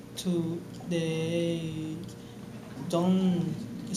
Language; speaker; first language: English; non-native, learner; Spanish